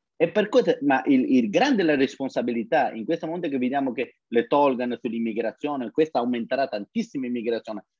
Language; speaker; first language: Italian; non-native, learner; Persian